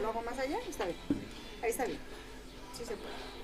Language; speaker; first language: Spanish; native; Spanish